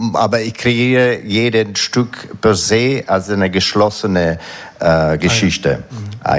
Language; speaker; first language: German; non-native, fluent; Italian